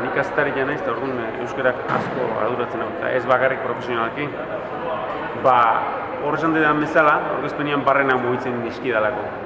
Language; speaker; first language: Basque; native; Basque